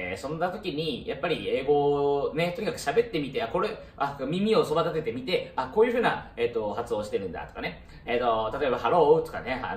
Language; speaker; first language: Japanese; early bilingual, other home language; Chinese